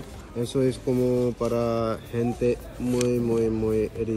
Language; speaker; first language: Spanish; non-native, learner; Hindi